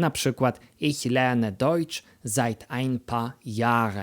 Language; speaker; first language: German; non-native, fluent; Polish